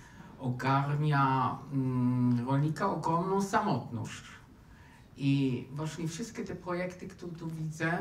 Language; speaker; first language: Polish; non-native, fluent; German